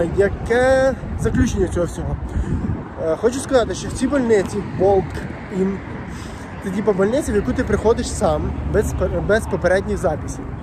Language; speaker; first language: Ukrainian; non-native, local second language; Russian